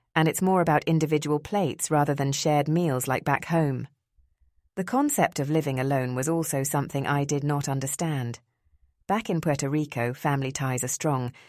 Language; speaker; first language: English; early bilingual, other home language; Spanish